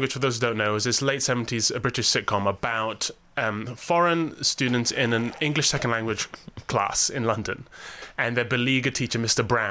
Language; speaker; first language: English; native; English